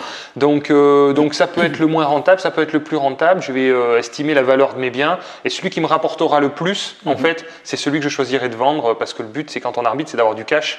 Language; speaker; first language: French; native; French